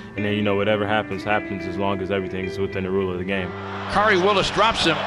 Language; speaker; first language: English; native; English